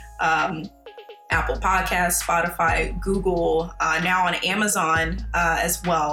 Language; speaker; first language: English; native; English